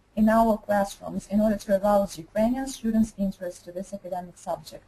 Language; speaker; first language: English; non-native, fluent; Ukrainian